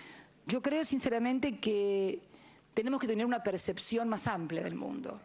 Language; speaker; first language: Spanish; native; Spanish